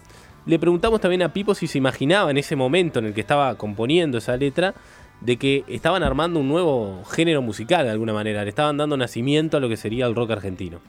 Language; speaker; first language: Spanish; native; Spanish